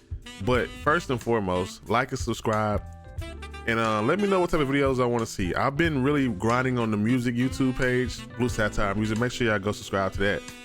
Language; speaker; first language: English; native; English